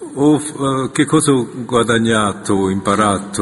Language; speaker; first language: Italian; non-native, fluent; Korean